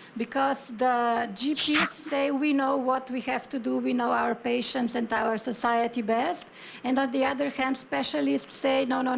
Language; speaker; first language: English; non-native, fluent; Slovenian